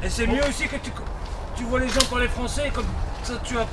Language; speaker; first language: French; non-native, learner; Pashto